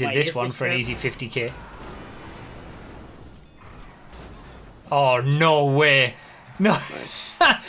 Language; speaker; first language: English; native; English